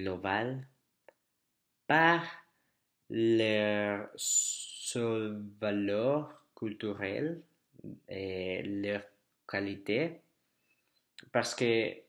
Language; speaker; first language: French; non-native, learner; Spanish